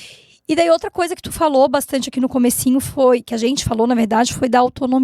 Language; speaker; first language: Portuguese; native; Portuguese